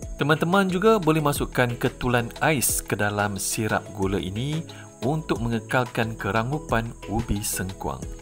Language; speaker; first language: Malay; native; Malay